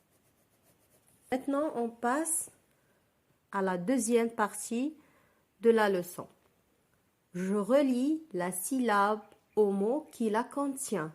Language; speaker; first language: French; non-native, local second language; Arabic